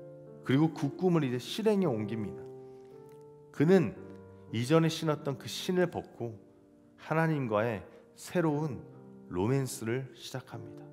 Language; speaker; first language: Korean; native; Korean